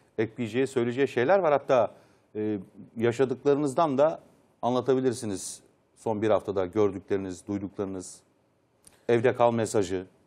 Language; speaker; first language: Turkish; native; Turkish